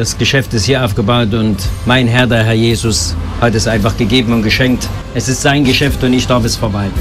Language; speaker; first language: German; native; German